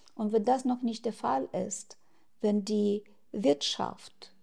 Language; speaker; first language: German; non-native, fluent; Russian